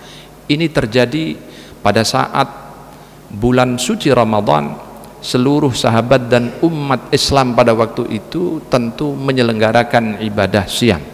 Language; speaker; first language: Indonesian; native; Indonesian